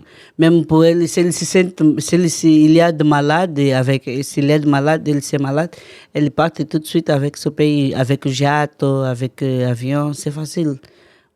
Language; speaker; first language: French; non-native, learner; Portuguese